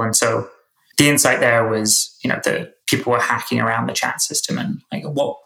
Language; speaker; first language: English; native; English